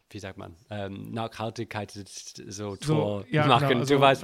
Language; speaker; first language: German; non-native, learner; English